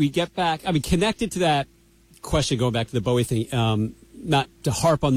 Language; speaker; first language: English; native; English